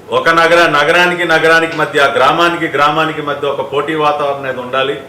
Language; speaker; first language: Telugu; native; Telugu